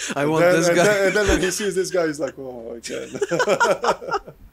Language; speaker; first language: English; non-native, fluent; Bosnian